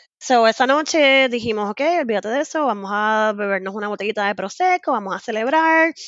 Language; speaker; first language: Spanish; native; Spanish